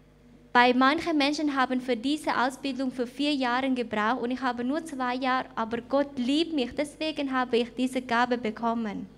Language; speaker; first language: German; non-native, fluent; Thai